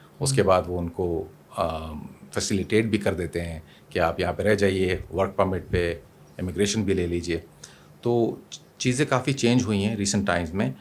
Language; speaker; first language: Urdu; native; Urdu